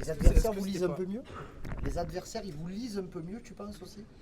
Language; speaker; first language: French; native; French